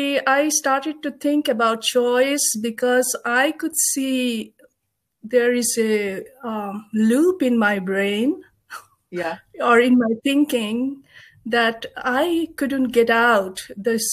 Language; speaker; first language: English; non-native, local second language; Bangla